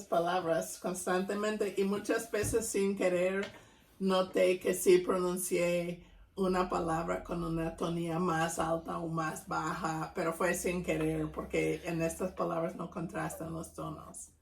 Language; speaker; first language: Spanish; non-native, fluent; English